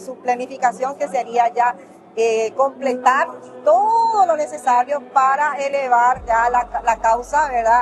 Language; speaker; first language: Spanish; native; Spanish